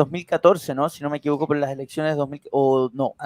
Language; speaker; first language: Spanish; native; Spanish